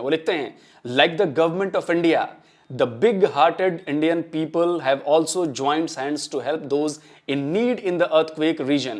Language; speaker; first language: Hindi; native; Hindi